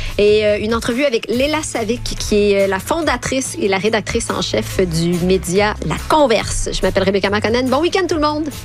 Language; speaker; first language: French; native; French